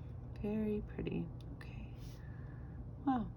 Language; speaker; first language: English; native; English